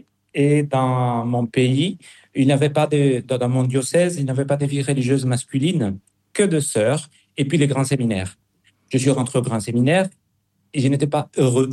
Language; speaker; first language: French; non-native, fluent; Spanish